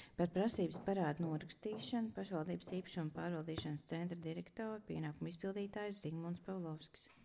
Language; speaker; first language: Latvian; native; Latvian